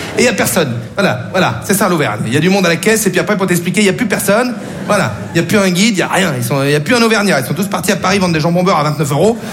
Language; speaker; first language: French; native; French